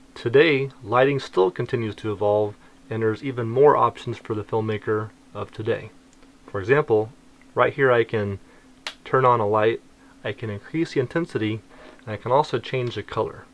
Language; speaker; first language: English; native; English